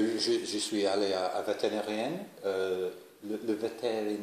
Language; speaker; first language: French; non-native, learner; English